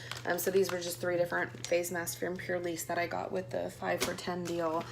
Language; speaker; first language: English; native; English